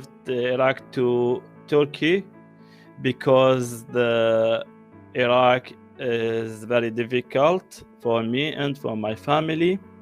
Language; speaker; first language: English; non-native, learner; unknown